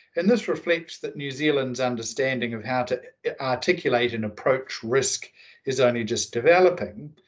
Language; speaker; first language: English; native; English